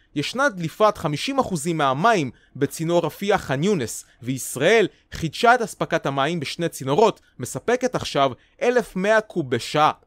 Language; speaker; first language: Hebrew; native; Hebrew